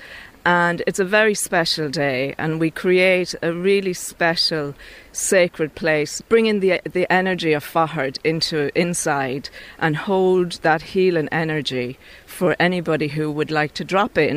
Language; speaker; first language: English; native; English